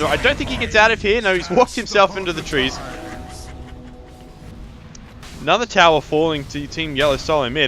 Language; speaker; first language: English; native; English